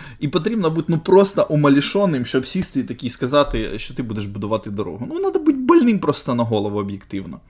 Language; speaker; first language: Ukrainian; native; Ukrainian